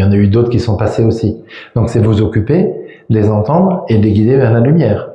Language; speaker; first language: French; native; French